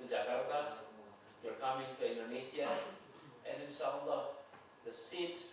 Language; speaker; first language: English; non-native, fluent; Indonesian